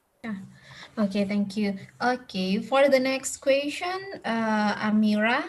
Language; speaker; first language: English; non-native, fluent; Indonesian